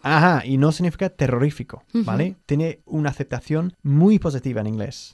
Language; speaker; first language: Spanish; non-native, fluent; English